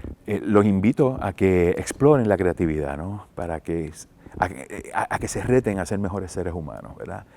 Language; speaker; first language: Spanish; native; Spanish